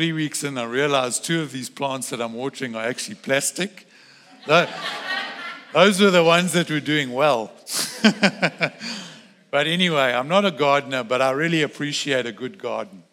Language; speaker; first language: English; native; English